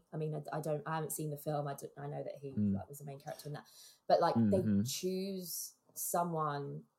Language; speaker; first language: English; native; English